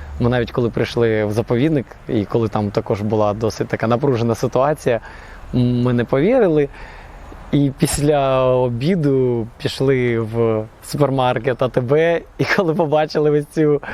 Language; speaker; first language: Ukrainian; native; Ukrainian